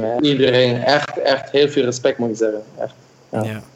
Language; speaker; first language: Dutch; non-native, fluent; German